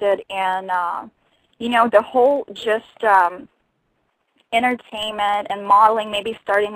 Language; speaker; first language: English; non-native, fluent; Russian